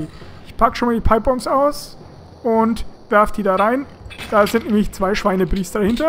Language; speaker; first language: German; native; German